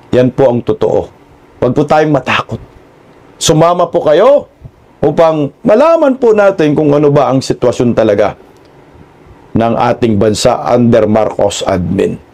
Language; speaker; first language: Filipino; non-native, local second language; Cebuano